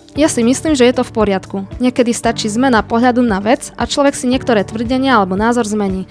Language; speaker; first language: Slovak; non-native, local second language; Hungarian